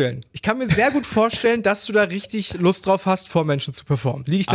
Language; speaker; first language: German; native; German